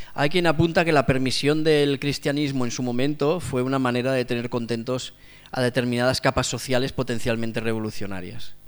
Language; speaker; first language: Spanish; non-native, local second language; Catalan